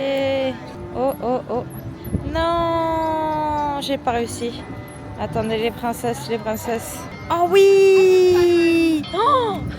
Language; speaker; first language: French; native; French